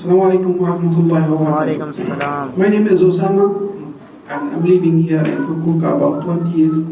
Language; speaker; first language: English; non-native, fluent; Arabic